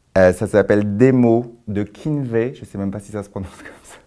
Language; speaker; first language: French; native; French